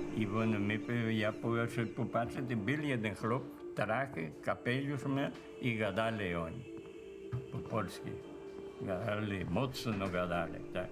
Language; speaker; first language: Polish; early bilingual, heritage; Polish